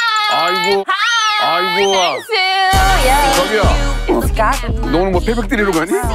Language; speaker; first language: Korean; native; Korean